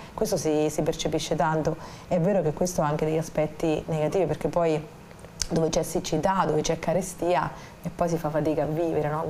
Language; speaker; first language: Italian; native; Italian